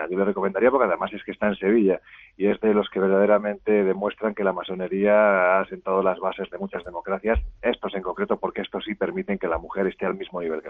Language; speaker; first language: Spanish; native; Spanish